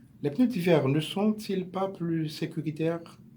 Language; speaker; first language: French; native; French